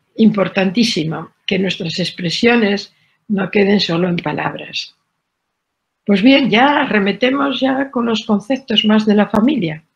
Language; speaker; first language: Spanish; native; Spanish